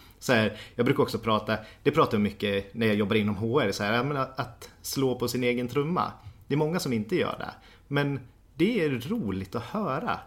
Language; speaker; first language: Swedish; native; Swedish